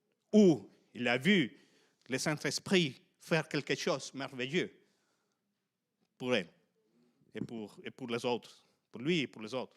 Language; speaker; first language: French; non-native, fluent; Spanish